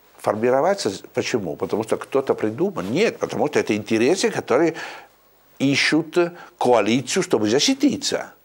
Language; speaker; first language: Russian; non-native, fluent; Italian